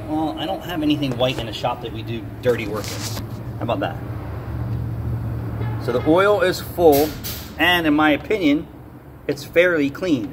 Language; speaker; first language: English; native; English